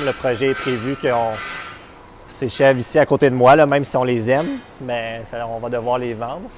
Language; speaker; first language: French; native; French